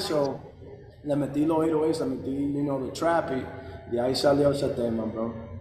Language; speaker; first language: Spanish; early bilingual, heritage; Spanish